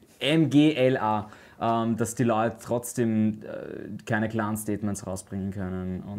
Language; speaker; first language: German; native; German